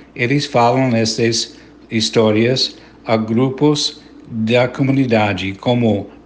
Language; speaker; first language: Portuguese; non-native, fluent; English